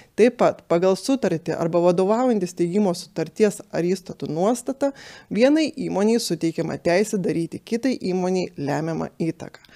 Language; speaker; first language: Lithuanian; native; Lithuanian